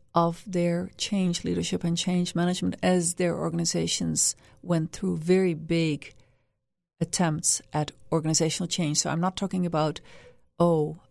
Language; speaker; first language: English; non-native, fluent; Dutch